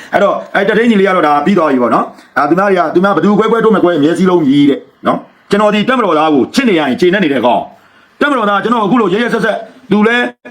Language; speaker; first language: Burmese; native; Burmese